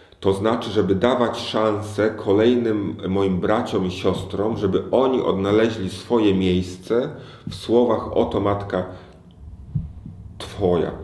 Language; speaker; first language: Polish; native; Polish